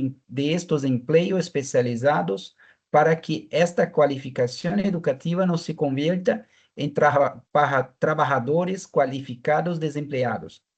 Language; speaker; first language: Spanish; non-native, fluent; Portuguese